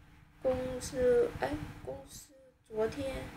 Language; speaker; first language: Chinese; non-native, learner; Vietnamese